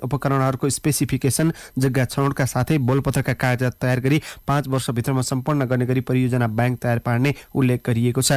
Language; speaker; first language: Nepali; native; Nepali